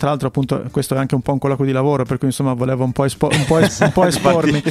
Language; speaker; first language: Italian; native; Italian